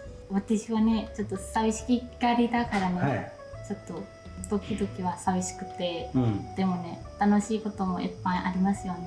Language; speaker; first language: Japanese; non-native, learner; Burmese